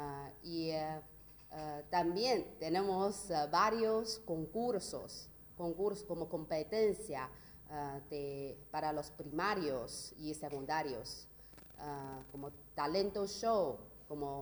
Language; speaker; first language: Spanish; non-native, learner; Chinese